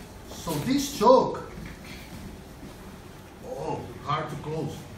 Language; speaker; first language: English; non-native, fluent; Portuguese